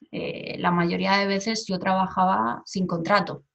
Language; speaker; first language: Spanish; native; Spanish